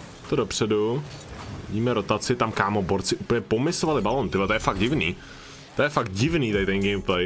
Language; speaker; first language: Czech; native; Czech